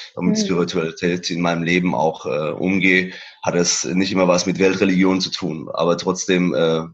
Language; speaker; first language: German; early bilingual, other home language; Persian